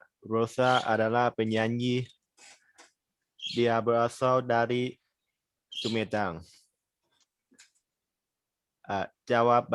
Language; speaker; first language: Indonesian; non-native, learner; Thai